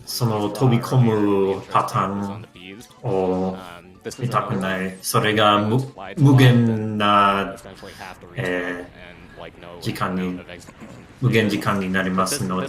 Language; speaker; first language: Japanese; non-native, learner; English